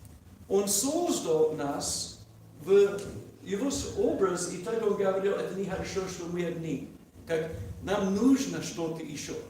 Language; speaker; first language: Russian; non-native, learner; English